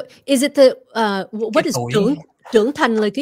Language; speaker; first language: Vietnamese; early bilingual, other home language; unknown